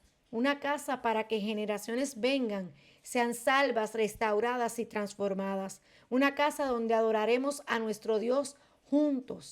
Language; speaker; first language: Spanish; native; Spanish